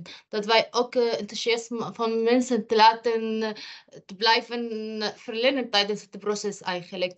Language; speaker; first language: Dutch; non-native, fluent; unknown